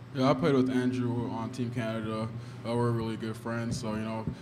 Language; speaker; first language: English; native; English